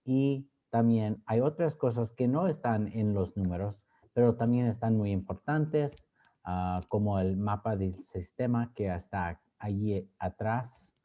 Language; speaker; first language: Spanish; early bilingual, other home language; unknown